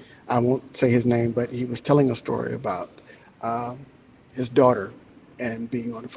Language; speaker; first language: English; native; English